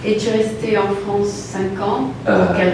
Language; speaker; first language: French; non-native, fluent; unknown